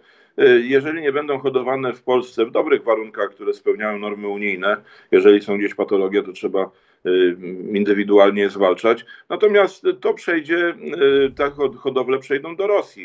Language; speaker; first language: Polish; native; Polish